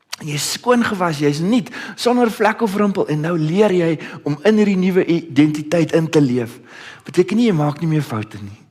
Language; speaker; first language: Afrikaans; early bilingual, other home language; Dutch